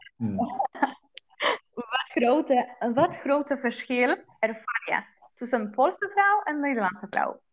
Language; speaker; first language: Dutch; non-native, learner; Polish